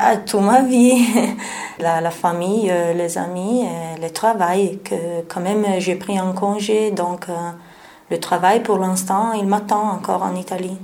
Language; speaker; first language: French; non-native, learner; Italian